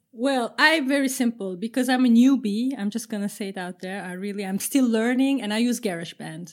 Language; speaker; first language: English; non-native, fluent; Turkish